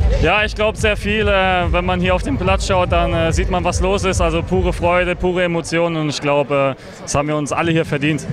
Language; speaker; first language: German; native; German